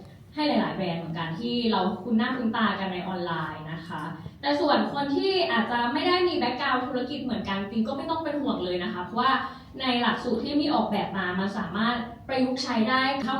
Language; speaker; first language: Thai; native; Thai